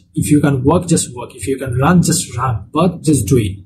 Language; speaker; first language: English; non-native, local second language; Bangla